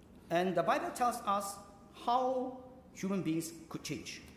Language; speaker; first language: English; non-native, local second language; Chinese